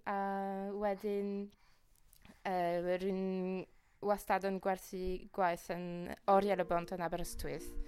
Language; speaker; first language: Welsh; non-native, fluent; French